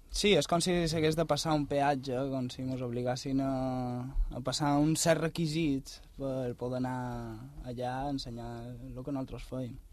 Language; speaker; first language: Catalan; native; Catalan